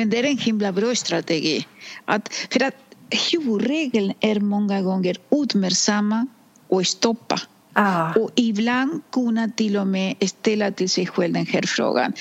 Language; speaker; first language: Swedish; non-native, fluent; Spanish